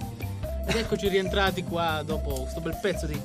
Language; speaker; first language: Italian; native; Italian